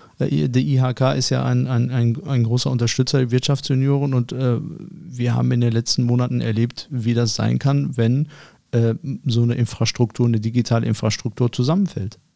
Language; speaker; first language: German; early bilingual, other home language; Arabic